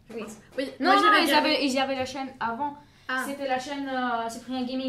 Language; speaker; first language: French; non-native, fluent; Bulgarian